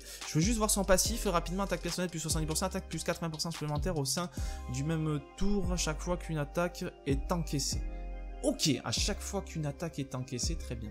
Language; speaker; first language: French; native; French